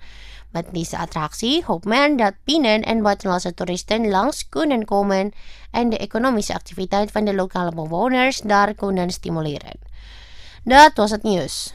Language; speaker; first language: Dutch; non-native, learner; Indonesian